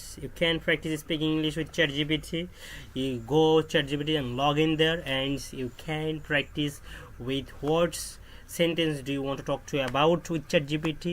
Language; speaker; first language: English; non-native, learner; Bangla